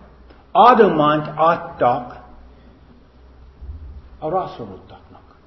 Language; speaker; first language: Hungarian; non-native, fluent; English